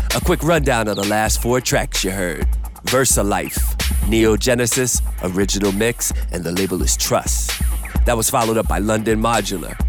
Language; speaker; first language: English; native; English